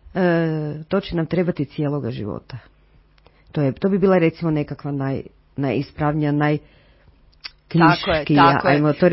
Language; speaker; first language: Croatian; native; Croatian